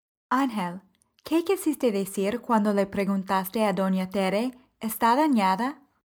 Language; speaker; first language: Spanish; non-native, fluent; English